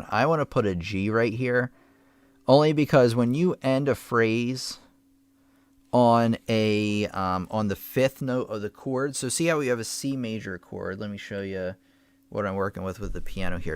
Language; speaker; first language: English; native; English